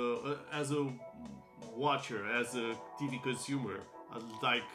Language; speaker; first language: English; non-native, fluent; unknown